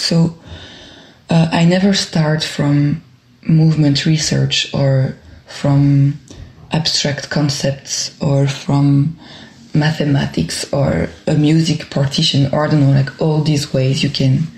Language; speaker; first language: English; non-native, fluent; French